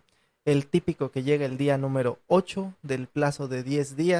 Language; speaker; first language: Spanish; native; Spanish